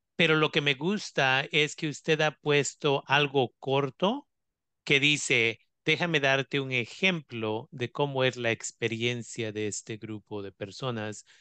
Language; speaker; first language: Spanish; native; Spanish